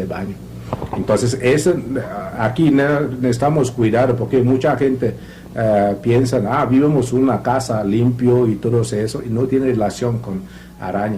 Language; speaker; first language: Spanish; non-native, learner; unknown